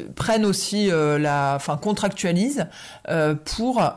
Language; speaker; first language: French; native; French